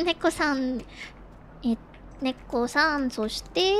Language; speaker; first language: Japanese; non-native, learner; Filipino